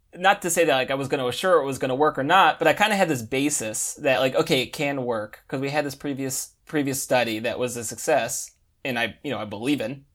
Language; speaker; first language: English; native; English